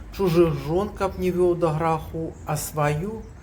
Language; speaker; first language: Belarusian; native; Belarusian